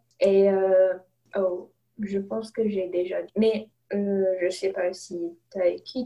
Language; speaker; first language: French; non-native, learner; English